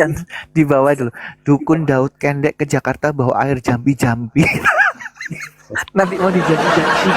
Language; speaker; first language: Indonesian; native; Indonesian